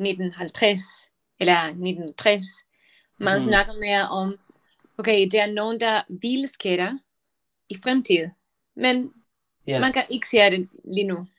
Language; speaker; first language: Danish; non-native, learner; Spanish